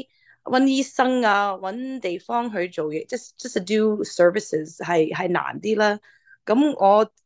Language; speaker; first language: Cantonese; early bilingual, heritage; English